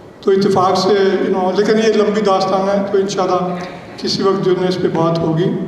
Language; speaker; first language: Urdu; non-native, local second language; Punjabi